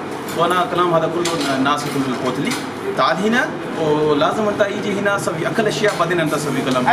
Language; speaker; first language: Arabic; non-native, learner; Urdu